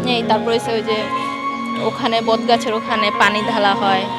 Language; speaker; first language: Bangla; non-native, local second language; Marma